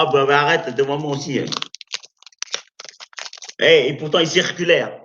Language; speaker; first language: French; native; French